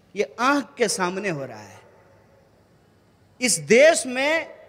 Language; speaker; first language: Hindi; native; Hindi